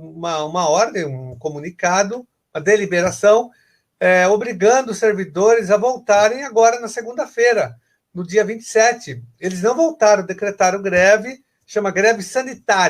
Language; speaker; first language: Portuguese; native; Portuguese